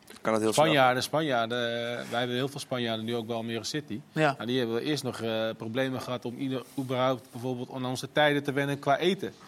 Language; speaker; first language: Dutch; native; Dutch